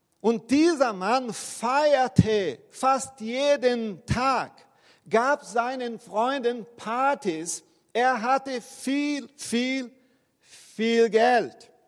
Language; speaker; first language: German; non-native, fluent; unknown